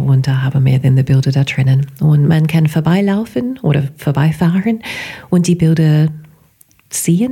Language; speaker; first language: German; non-native, fluent; English